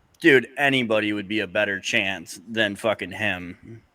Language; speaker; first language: English; native; English